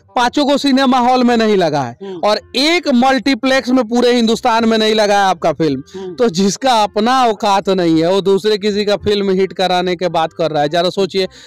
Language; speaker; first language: Hindi; native; Hindi